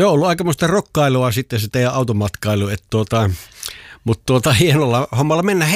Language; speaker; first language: Finnish; native; Finnish